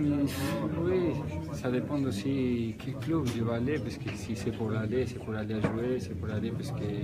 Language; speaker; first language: French; non-native, fluent; Spanish